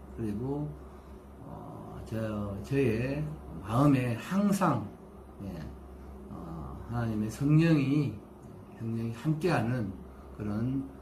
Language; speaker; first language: Korean; native; Korean